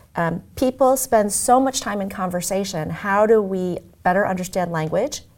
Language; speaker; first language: English; native; English